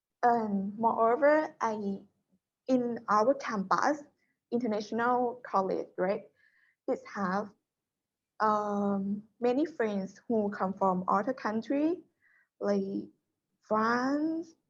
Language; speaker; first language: English; non-native, learner; Thai